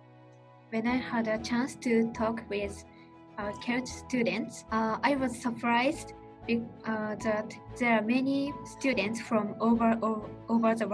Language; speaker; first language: English; non-native, learner; Japanese